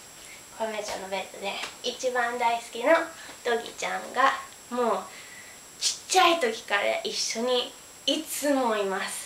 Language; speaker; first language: Japanese; early bilingual, heritage; Japanese